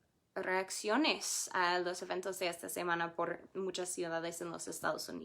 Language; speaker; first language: Spanish; non-native, fluent; English